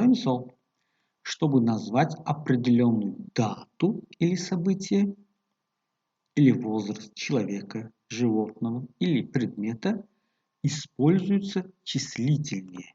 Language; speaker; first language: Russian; non-native, local second language; Tajik